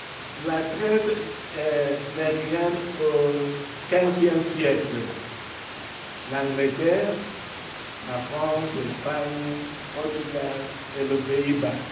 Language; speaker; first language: French; non-native, learner; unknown